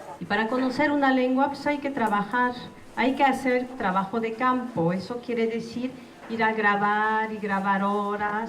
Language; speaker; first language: Spanish; non-native, fluent; French